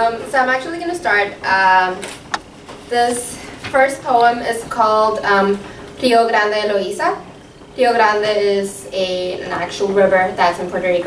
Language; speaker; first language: English; non-native, fluent; Spanish